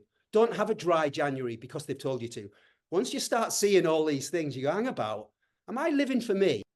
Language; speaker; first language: English; native; English